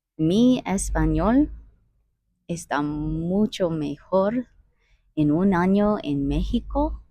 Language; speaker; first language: Spanish; non-native, learner; English